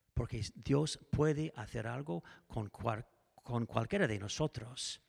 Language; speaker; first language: Spanish; non-native, fluent; English